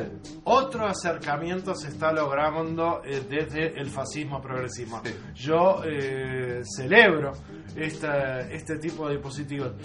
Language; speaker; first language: Spanish; native; Spanish